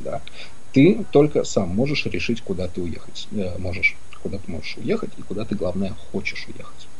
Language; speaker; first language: Russian; native; Russian